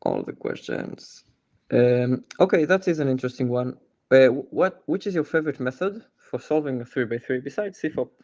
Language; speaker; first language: English; non-native, fluent; Hebrew